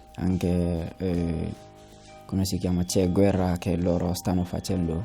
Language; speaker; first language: Italian; non-native, learner; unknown